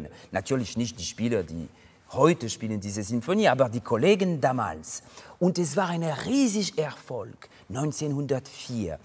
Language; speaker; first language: German; non-native, fluent; French